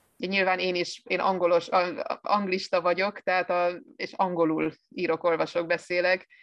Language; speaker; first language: Hungarian; native; Hungarian